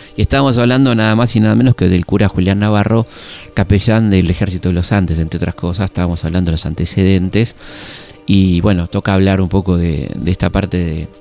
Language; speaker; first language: Spanish; native; Spanish